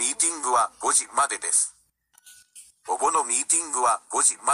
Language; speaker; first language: Japanese; non-native, learner; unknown